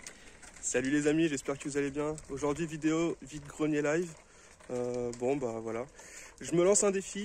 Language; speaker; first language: French; native; French